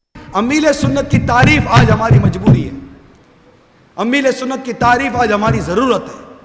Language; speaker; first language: Urdu; native; Urdu